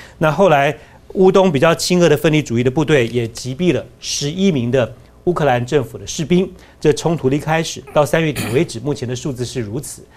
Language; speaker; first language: Chinese; native; Chinese